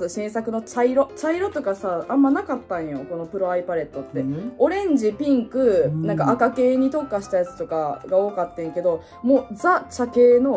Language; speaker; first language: Japanese; native; Japanese